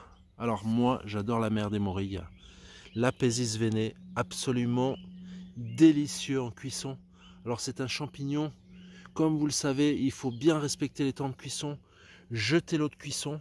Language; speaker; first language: French; native; French